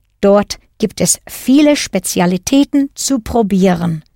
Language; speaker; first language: German; non-native, fluent; English